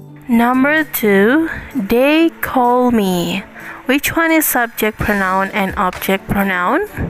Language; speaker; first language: English; non-native, learner; Indonesian